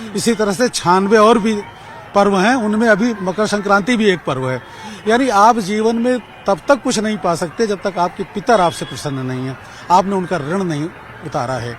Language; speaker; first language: Hindi; native; Hindi